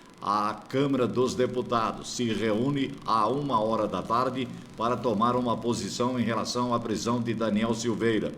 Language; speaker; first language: Portuguese; native; Portuguese